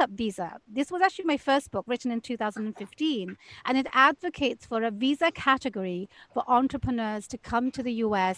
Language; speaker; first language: English; native; English